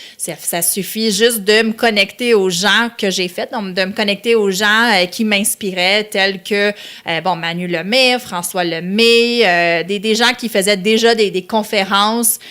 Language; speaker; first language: French; non-native, local second language; Italian